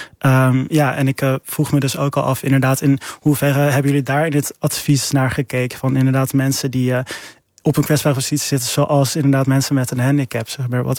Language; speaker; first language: Dutch; native; Dutch